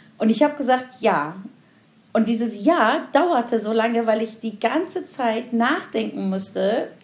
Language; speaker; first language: German; non-native, fluent; Persian